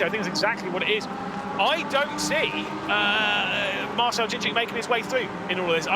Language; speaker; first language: English; native; English